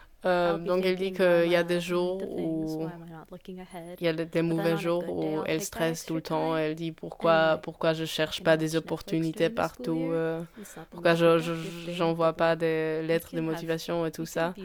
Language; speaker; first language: French; non-native, fluent; Polish